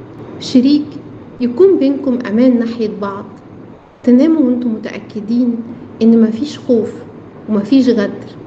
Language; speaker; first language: Arabic; native; Arabic